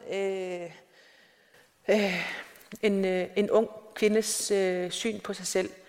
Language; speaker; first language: Danish; non-native, local second language; Kalaallisut